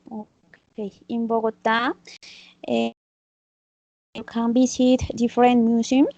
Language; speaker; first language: English; non-native, learner; Spanish